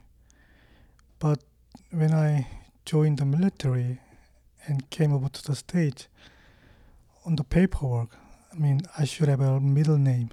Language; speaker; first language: English; non-native, fluent; Korean